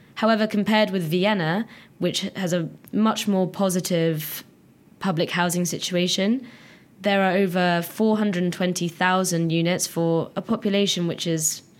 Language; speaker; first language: English; native; English